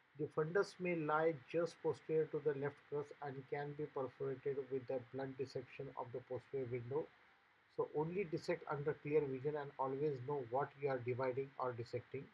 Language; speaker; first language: English; non-native, local second language; Marathi